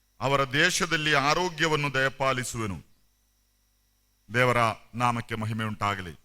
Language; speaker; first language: Kannada; non-native, local second language; Malayalam